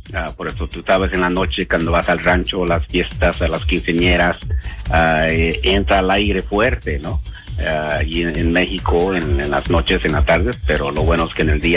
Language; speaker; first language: Spanish; early bilingual, heritage; Spanish